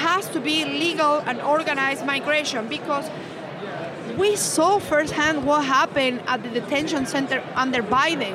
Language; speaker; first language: English; non-native, fluent; Spanish